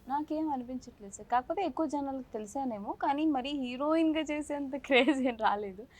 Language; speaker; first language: Telugu; native; Telugu